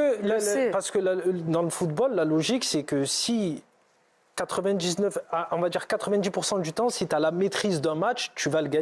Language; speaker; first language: French; native; French